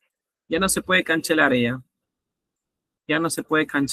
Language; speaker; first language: Spanish; native; Spanish